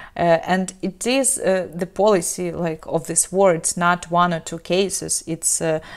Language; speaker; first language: English; non-native, fluent; Ukrainian